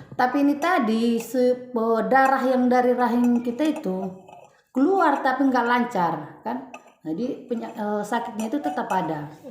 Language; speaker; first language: Indonesian; non-native, local second language; Batak Toba